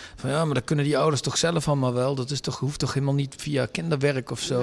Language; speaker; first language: Dutch; native; Dutch